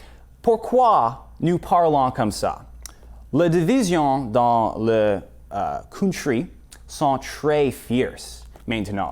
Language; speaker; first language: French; non-native, local second language; English